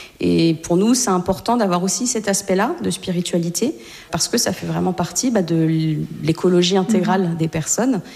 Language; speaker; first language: French; native; French